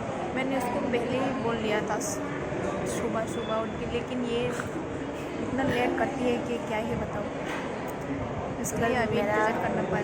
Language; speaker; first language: Hindi; non-native, local second language; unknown